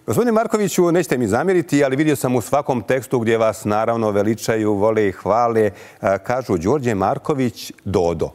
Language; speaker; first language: Bosnian; native; Bosnian